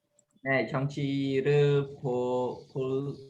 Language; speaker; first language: Korean; non-native, learner; Khmer